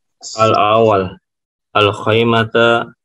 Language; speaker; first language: Arabic; non-native, learner; Indonesian